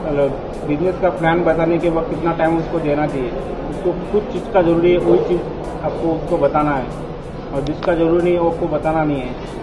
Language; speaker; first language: Hindi; non-native, local second language; Marathi